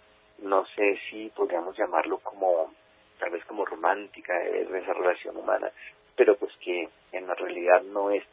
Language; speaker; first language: Spanish; native; Spanish